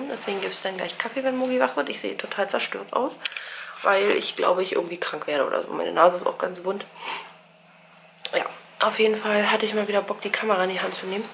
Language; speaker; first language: German; native; German